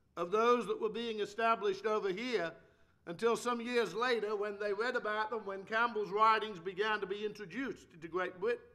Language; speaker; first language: English; native; English